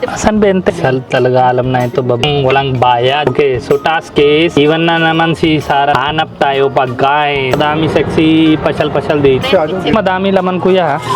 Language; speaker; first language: Filipino; non-native, learner; Hindi